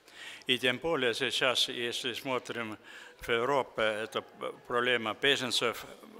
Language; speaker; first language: Russian; non-native, local second language; Estonian